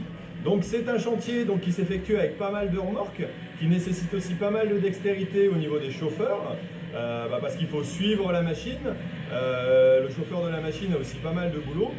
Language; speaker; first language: French; native; French